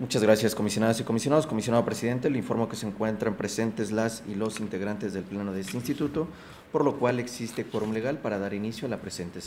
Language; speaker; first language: Spanish; native; Spanish